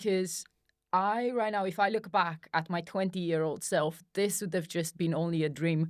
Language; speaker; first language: English; non-native, fluent; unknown